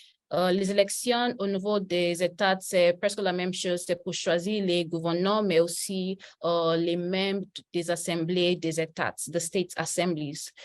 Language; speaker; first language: French; non-native, learner; Yoruba